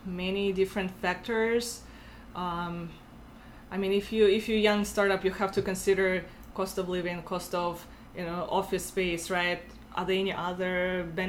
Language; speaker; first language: English; non-native, fluent; Russian